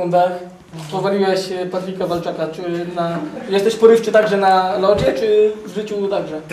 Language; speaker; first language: Polish; native; Polish